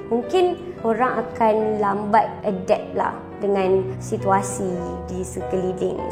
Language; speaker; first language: Malay; native; Malay